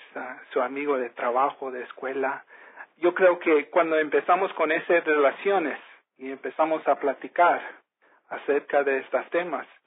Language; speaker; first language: Spanish; early bilingual, heritage; Spanish